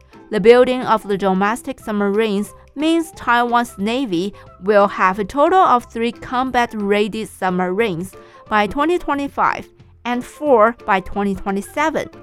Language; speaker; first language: English; non-native, fluent; Chinese